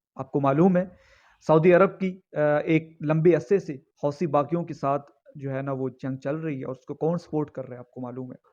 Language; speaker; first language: Urdu; non-native, local second language; Punjabi